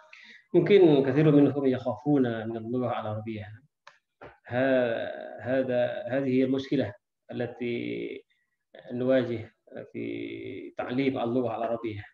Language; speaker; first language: Arabic; non-native, fluent; Indonesian